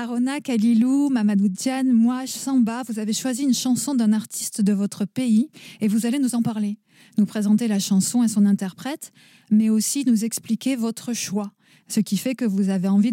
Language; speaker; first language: French; native; French